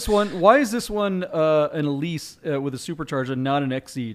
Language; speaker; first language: English; native; English